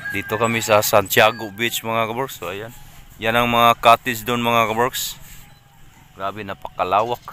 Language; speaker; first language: Filipino; non-native, local second language; Cebuano